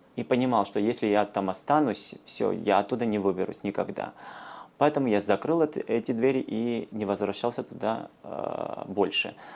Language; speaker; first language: Russian; non-native, local second language; Georgian